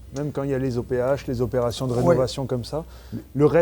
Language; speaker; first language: French; native; French